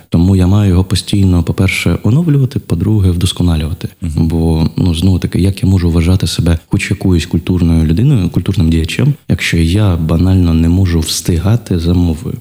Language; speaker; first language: Ukrainian; non-native, local second language; Russian